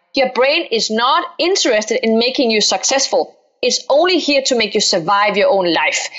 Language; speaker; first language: English; non-native, fluent; Danish